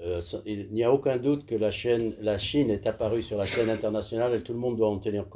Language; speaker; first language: French; native; French